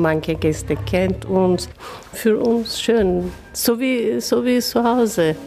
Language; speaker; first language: German; non-native, learner; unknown